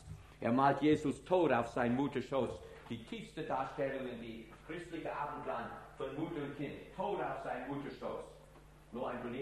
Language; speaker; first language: German; non-native, fluent; English